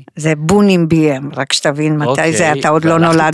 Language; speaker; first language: Hebrew; non-native, fluent; Romanian